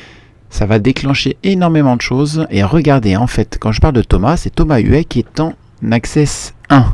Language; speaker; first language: French; native; French